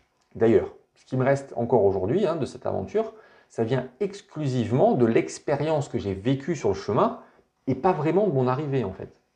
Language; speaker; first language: French; native; French